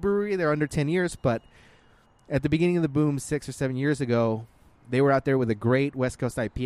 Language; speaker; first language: English; early bilingual, other home language; Spanish